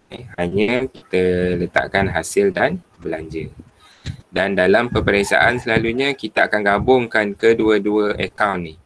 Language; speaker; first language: Malay; native; Malay